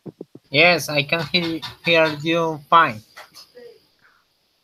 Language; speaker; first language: English; non-native, learner; Spanish